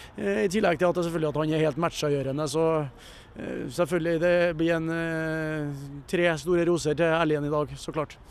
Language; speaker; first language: Norwegian; native; Norwegian